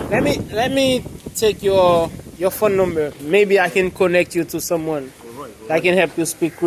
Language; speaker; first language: English; non-native, learner; Haitian Creole